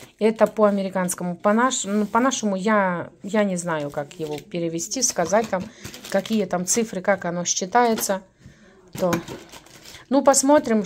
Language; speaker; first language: Russian; non-native, local second language; Ukrainian